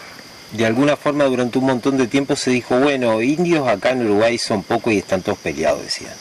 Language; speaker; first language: Spanish; native; Spanish